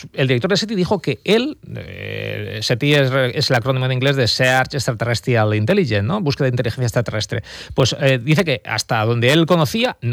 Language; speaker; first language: Spanish; native; Spanish